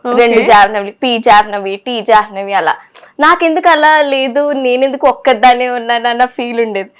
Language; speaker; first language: Telugu; native; Telugu